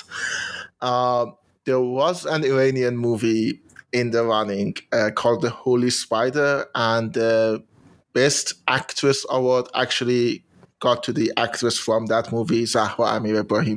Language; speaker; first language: English; non-native, fluent; Persian